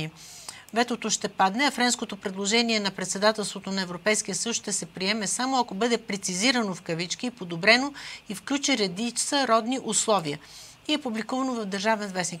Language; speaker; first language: Bulgarian; native; Bulgarian